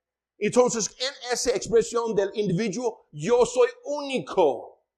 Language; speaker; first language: Spanish; non-native, fluent; English